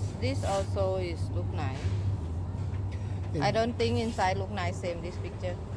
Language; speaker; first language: English; non-native, learner; Thai